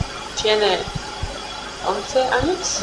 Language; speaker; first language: Spanish; non-native, learner; English